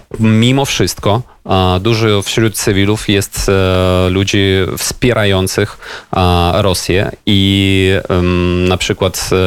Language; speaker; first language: Polish; non-native, fluent; Ukrainian